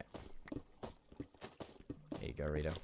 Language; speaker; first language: English; native; English